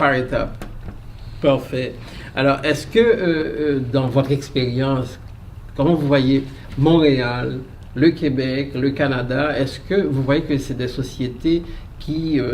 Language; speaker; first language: French; native; French